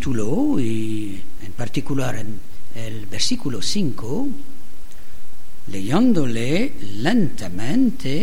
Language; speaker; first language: Spanish; non-native, learner; French